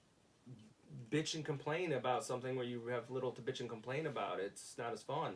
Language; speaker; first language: English; native; English